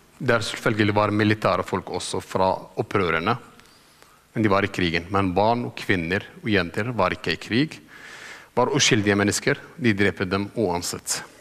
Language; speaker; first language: Norwegian; non-native, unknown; Arabic